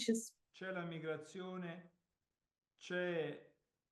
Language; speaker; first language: Italian; native; Italian